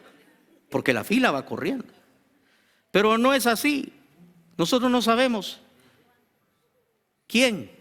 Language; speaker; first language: Spanish; native; Spanish